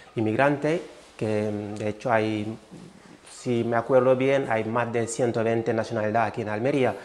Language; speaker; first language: Spanish; non-native, fluent; Wolof